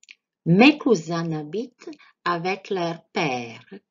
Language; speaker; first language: French; non-native, fluent; Croatian